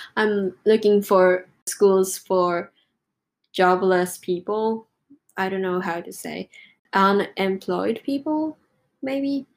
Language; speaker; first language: English; non-native, fluent; Japanese